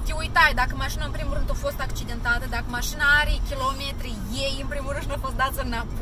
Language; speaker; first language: Romanian; native; Romanian